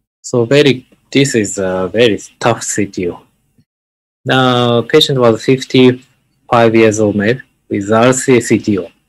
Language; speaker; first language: English; non-native, learner; Japanese